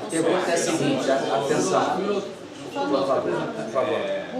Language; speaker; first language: Portuguese; native; Portuguese